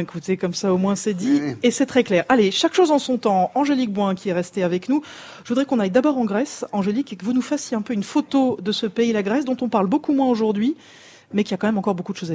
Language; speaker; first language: French; native; French